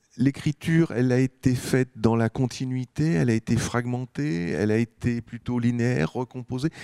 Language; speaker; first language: French; native; French